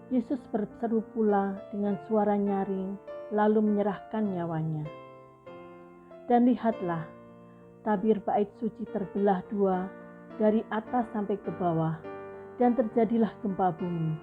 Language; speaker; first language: Indonesian; native; Indonesian